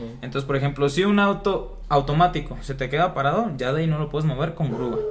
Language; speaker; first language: Spanish; native; Spanish